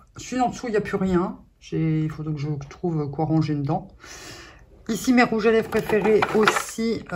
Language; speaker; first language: French; native; French